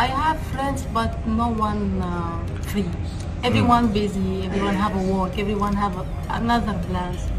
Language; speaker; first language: English; non-native, learner; Arabic